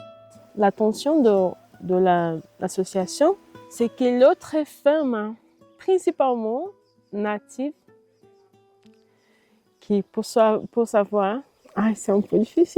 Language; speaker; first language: French; non-native, learner; Portuguese